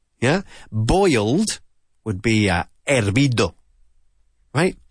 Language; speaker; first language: English; native; English